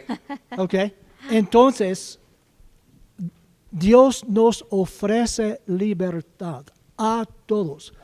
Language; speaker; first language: Spanish; non-native, learner; English